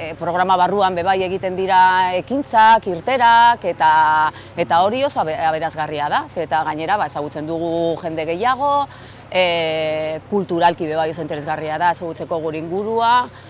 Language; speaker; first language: Basque; non-native, local second language; Spanish